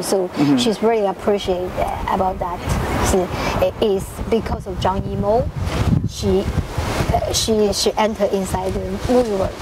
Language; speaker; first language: English; non-native, fluent; Chinese